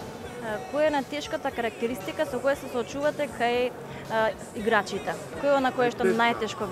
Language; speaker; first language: Macedonian; native; Macedonian